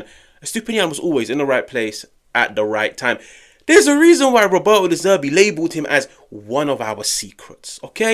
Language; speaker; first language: English; native; English